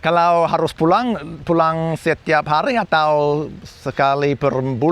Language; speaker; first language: Indonesian; non-native, fluent; English